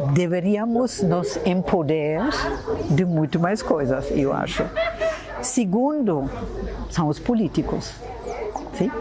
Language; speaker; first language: Portuguese; non-native, fluent; German